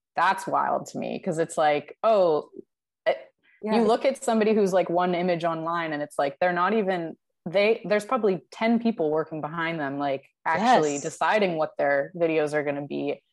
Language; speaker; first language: English; native; English